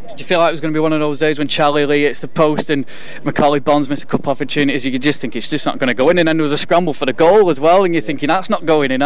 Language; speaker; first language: English; native; English